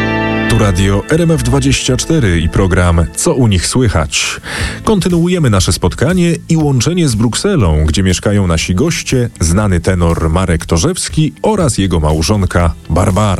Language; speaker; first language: Polish; native; Polish